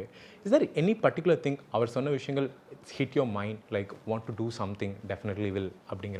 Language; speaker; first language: Tamil; native; Tamil